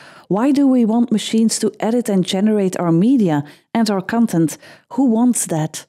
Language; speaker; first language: English; non-native, fluent; Dutch